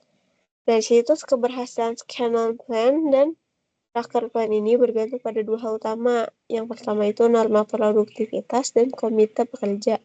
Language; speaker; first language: Indonesian; native; Indonesian